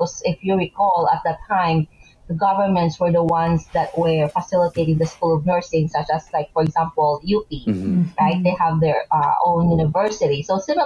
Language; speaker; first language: English; non-native, local second language; Hiligaynon